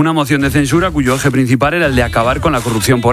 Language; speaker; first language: Spanish; native; Spanish